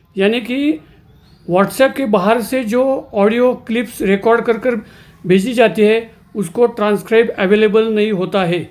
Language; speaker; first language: Hindi; non-native, local second language; Marathi